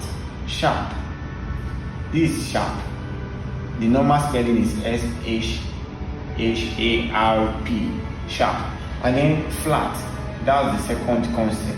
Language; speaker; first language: English; non-native, local second language; Yoruba